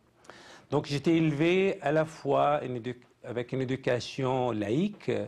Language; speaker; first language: French; non-native, fluent; Arabic